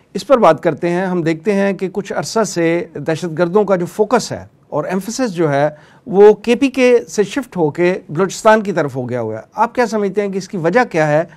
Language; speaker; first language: Hindi; native; Hindi